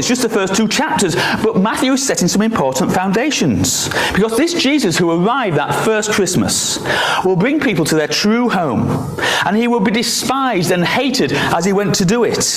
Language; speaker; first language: English; native; English